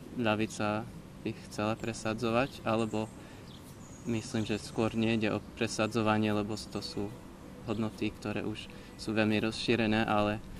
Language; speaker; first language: Slovak; non-native, learner; English